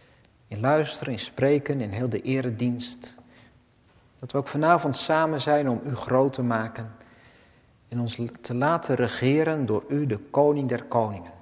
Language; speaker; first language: Dutch; native; Dutch